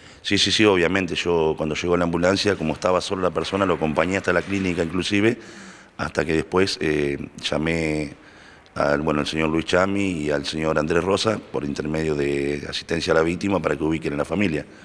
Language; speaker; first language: Spanish; native; Spanish